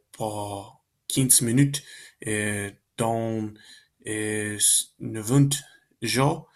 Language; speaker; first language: French; non-native, learner; Spanish